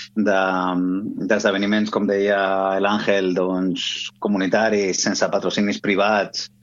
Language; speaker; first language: Catalan; non-native, local second language; Spanish